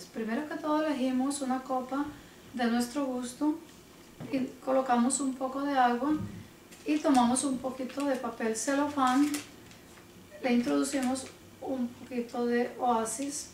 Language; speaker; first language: Spanish; native; Spanish